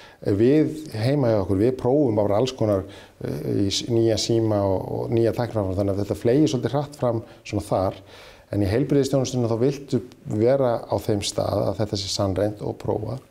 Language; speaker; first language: Icelandic; native; Icelandic